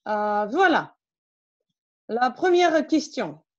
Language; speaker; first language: French; non-native, fluent; Russian